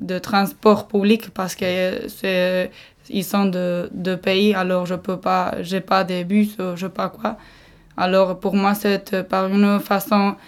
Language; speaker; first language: French; non-native, local second language; Basque